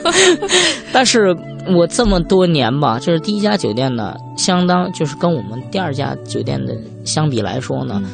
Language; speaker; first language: Chinese; native; Chinese